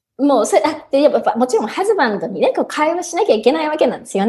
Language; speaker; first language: Japanese; native; Japanese